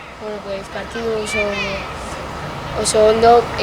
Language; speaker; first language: Basque; non-native, local second language; Spanish